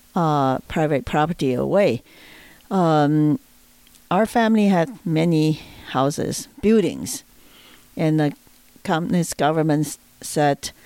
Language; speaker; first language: English; non-native, fluent; Chinese